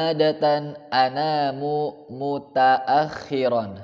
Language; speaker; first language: Arabic; non-native, fluent; Indonesian